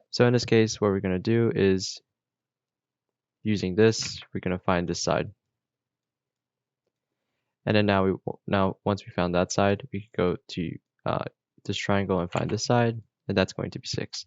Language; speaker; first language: English; native; English